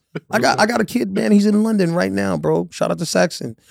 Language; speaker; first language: English; native; English